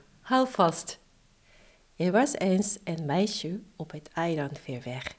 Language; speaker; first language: Dutch; non-native, fluent; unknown